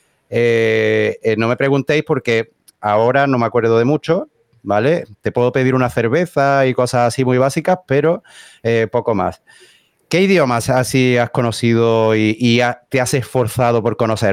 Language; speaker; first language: Spanish; native; Spanish